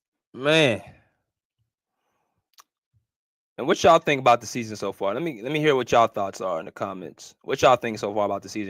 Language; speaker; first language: English; native; English